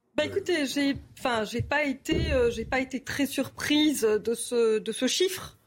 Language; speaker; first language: French; non-native, local second language; Arabic